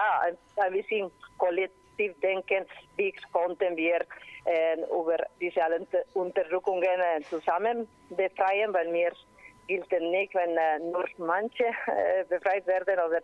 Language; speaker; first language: German; non-native, learner; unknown